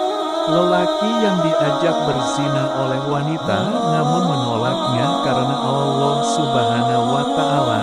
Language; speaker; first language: Indonesian; native; Indonesian